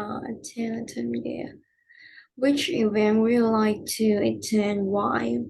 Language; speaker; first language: English; non-native, learner; Vietnamese